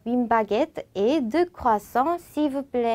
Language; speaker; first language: French; non-native, fluent; Korean